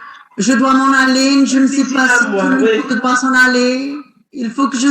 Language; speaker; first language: French; non-native, fluent; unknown